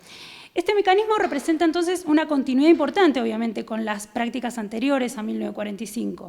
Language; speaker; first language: Spanish; native; Spanish